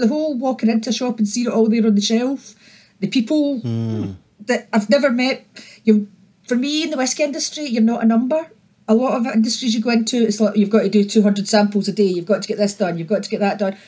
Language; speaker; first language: English; native; English